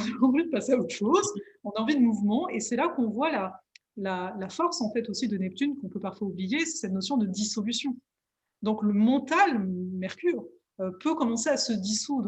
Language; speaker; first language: French; native; French